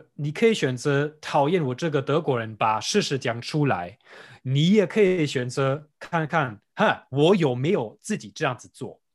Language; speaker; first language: Chinese; non-native, fluent; German